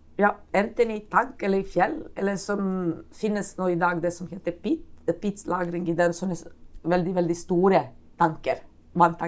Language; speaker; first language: Norwegian; non-native, fluent; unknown